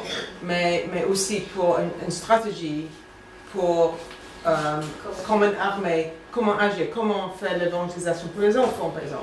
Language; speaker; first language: French; non-native, fluent; English